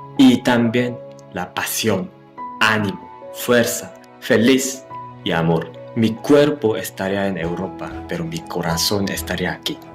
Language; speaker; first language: Spanish; non-native, fluent; Korean